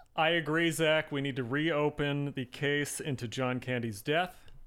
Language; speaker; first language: English; native; English